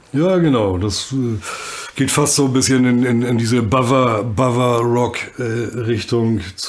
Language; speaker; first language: German; native; German